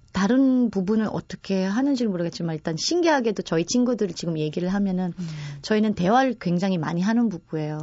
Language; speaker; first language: Korean; non-native, fluent; Filipino